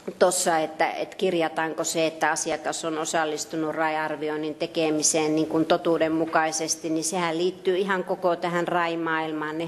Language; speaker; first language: Finnish; native; Finnish